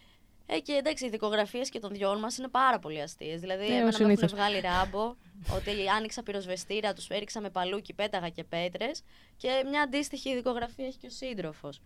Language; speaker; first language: Greek; native; Greek